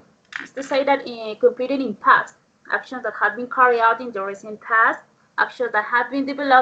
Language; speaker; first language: English; non-native, learner; Spanish